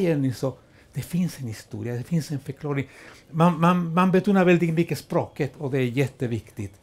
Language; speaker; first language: Swedish; non-native, fluent; Spanish